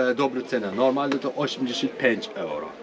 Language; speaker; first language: Polish; non-native, learner; Turkish